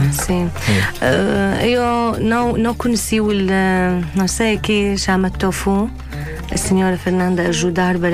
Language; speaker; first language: Portuguese; non-native, learner; Arabic